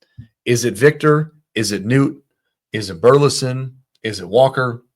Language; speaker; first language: English; native; English